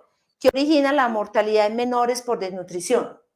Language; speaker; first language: Spanish; native; Spanish